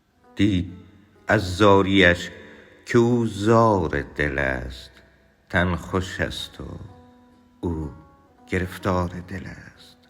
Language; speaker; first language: Persian; native; Persian